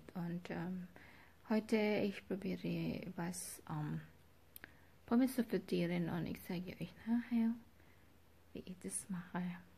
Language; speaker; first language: German; non-native, learner; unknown